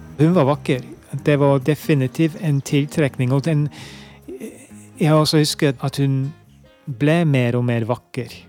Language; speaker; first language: Norwegian; non-native, fluent; English